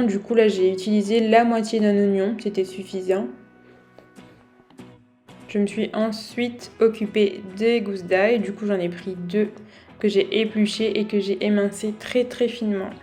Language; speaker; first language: French; native; French